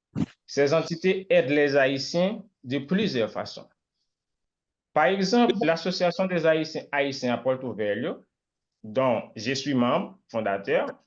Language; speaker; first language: French; non-native, local second language; Haitian Creole